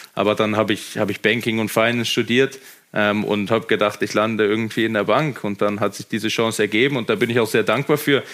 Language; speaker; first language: German; native; German